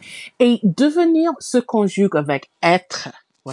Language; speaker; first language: French; non-native, fluent; English